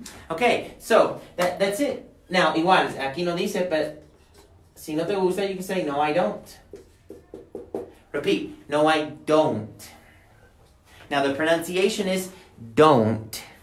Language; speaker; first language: English; non-native, fluent; Spanish